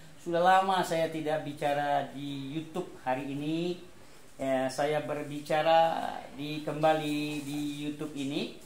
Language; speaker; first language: Indonesian; non-native, local second language; Achinese